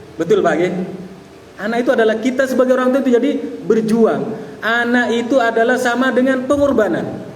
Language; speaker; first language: Indonesian; non-native, local second language; Madurese